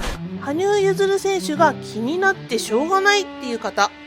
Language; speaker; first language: Japanese; native; Japanese